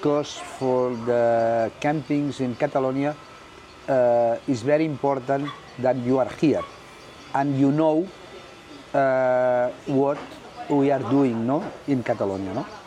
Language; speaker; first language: English; non-native, learner; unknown